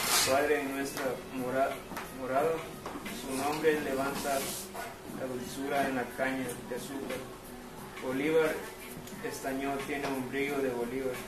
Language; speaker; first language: Spanish; native; Spanish